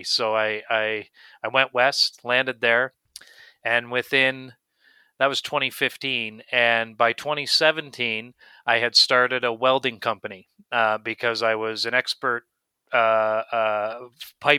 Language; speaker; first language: English; native; English